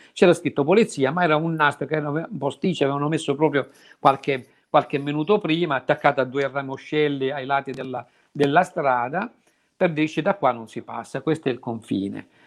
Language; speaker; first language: Italian; native; Italian